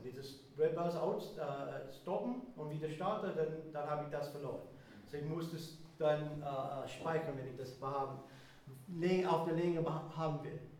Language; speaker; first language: German; non-native, fluent; English